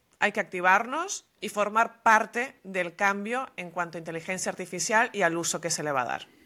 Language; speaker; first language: Spanish; native; Spanish